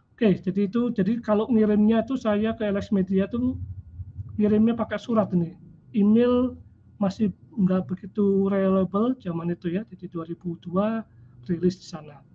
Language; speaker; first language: Indonesian; native; Indonesian